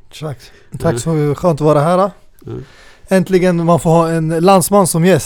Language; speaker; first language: Swedish; early bilingual, other home language; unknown